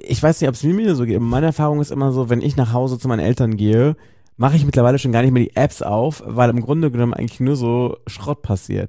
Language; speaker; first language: German; native; German